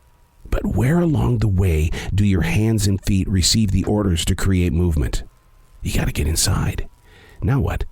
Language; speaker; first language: English; native; English